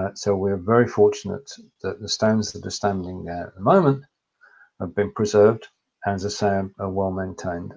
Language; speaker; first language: English; native; English